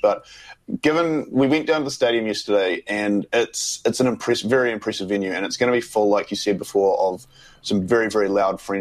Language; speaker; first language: English; native; English